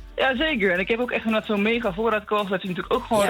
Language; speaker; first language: Dutch; native; Dutch